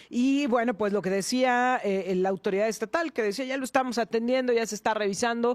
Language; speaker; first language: Spanish; native; Spanish